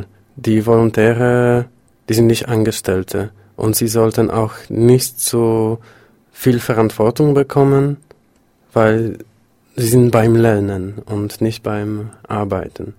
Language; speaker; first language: German; non-native, fluent; Polish